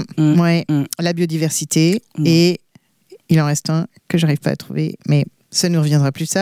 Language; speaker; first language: French; native; French